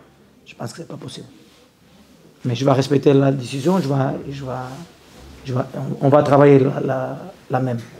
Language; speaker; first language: French; non-native, learner; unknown